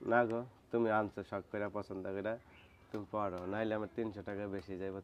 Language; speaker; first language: Bangla; native; Bangla